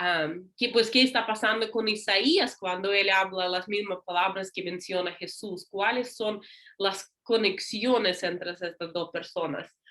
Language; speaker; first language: Spanish; non-native, learner; English